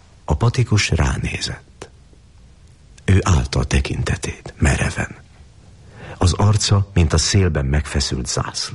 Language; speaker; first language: Hungarian; native; Hungarian